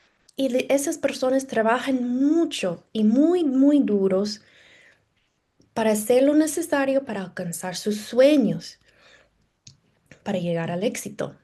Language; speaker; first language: Spanish; non-native, fluent; English